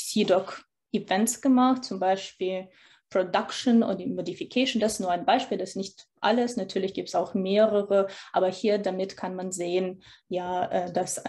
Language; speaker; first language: German; non-native, fluent; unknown